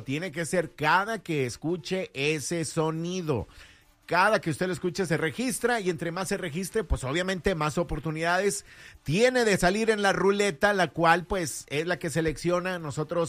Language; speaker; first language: Spanish; native; Spanish